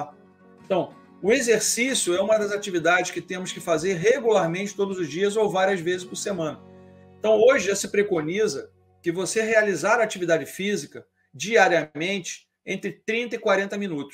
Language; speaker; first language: Portuguese; native; Portuguese